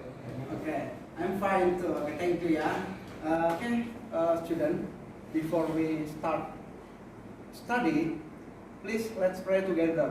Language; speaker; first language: English; non-native, learner; Indonesian